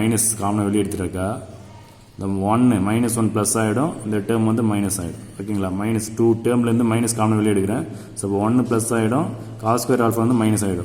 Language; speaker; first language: Tamil; native; Tamil